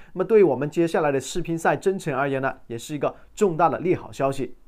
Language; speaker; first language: Chinese; native; Chinese